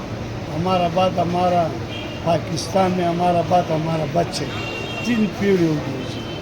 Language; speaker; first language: Hindi; non-native, local second language; Pashto